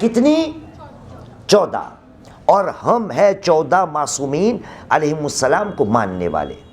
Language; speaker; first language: Urdu; non-native, local second language; Gujarati